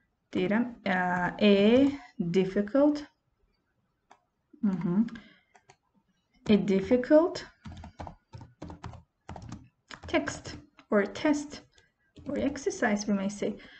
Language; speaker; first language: English; non-native, fluent; Azerbaijani